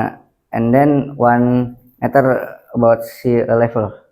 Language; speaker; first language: English; non-native, learner; Indonesian